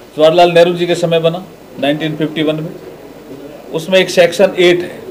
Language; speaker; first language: Hindi; native; Hindi